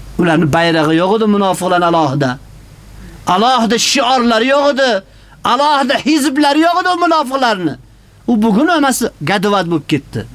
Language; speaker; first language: Uzbek; native; Uzbek